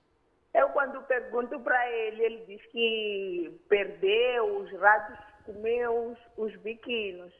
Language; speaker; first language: Portuguese; non-native, local second language; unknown